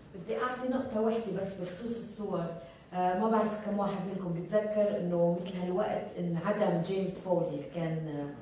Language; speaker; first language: Arabic; early bilingual, heritage; Arabic